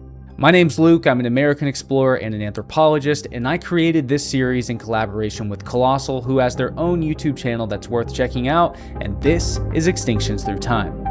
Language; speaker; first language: English; native; English